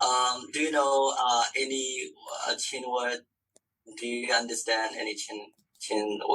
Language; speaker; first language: English; non-native, learner; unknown